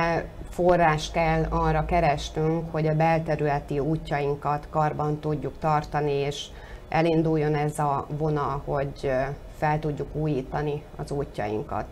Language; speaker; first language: Hungarian; native; Hungarian